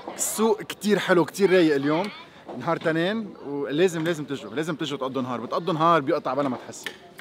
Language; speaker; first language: Arabic; native; Arabic